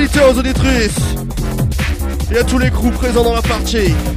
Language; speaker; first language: French; native; French